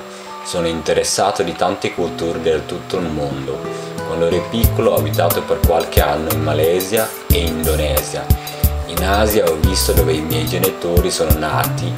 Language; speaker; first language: Italian; non-native, learner; Dutch